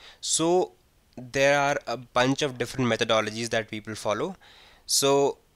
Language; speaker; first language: English; non-native, local second language; Hindi